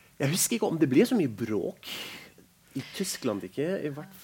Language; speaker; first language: Norwegian; non-native, fluent; German